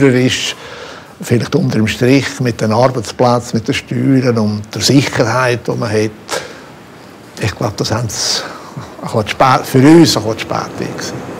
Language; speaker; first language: German; native; German